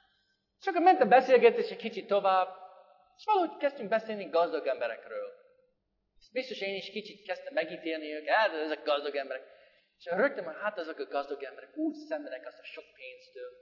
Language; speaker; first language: Hungarian; non-native, fluent; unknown